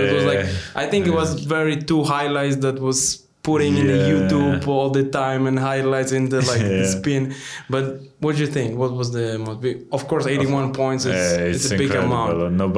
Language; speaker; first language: English; non-native, learner; Polish